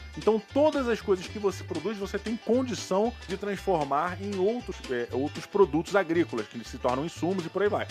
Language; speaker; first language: Portuguese; native; Portuguese